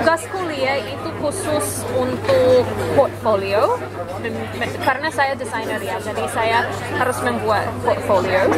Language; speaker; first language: Malay; non-native, fluent; English